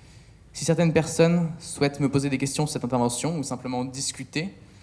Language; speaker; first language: French; native; French